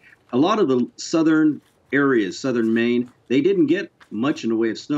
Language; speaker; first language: English; native; English